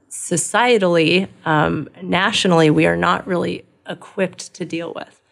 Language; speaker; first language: English; native; English